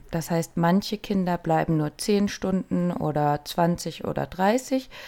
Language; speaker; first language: German; native; German